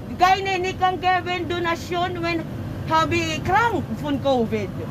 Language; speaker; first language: German; non-native, learner; Filipino